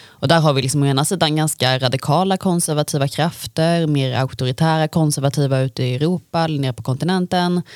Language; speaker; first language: Swedish; native; Swedish